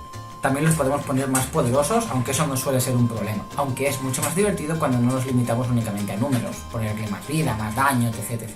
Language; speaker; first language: Spanish; native; Spanish